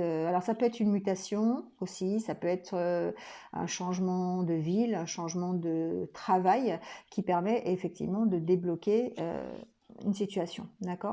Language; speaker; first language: French; native; French